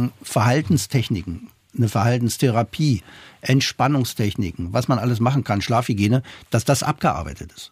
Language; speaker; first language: German; non-native, fluent; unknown